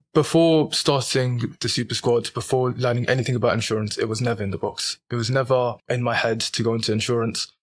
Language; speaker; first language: English; native; English